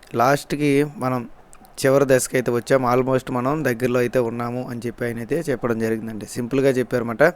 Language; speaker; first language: Telugu; native; Telugu